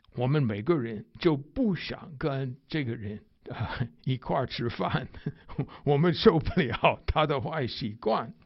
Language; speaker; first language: Chinese; non-native, fluent; English